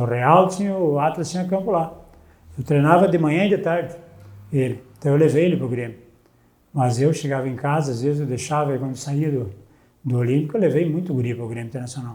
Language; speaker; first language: Portuguese; native; Portuguese